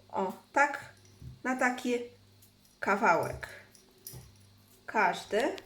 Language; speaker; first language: Polish; non-native, learner; Chinese